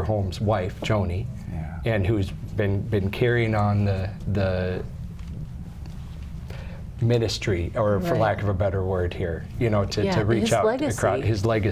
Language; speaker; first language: English; native; English